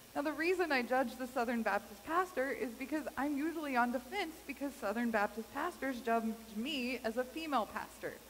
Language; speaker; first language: English; native; English